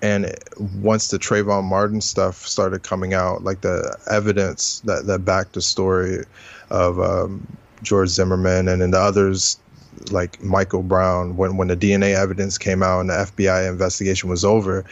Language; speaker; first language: English; native; English